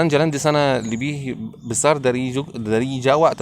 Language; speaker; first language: Indonesian; non-native, learner; Arabic